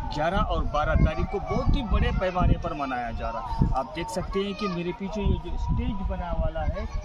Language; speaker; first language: Hindi; non-native, local second language; Marathi